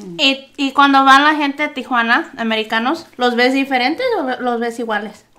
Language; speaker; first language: Spanish; early bilingual, heritage; Spanish